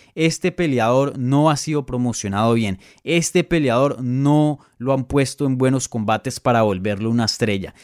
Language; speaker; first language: Spanish; native; Spanish